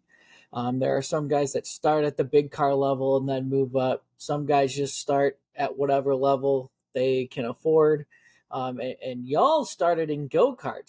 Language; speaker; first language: English; native; English